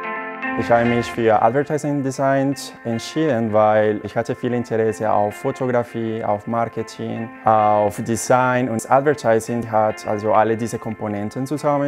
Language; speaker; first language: German; non-native, local second language; Spanish